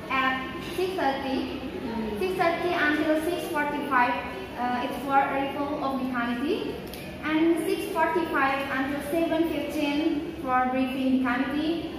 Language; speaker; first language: English; non-native, learner; Indonesian